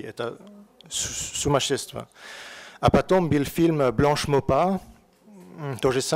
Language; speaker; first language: Russian; non-native, learner; French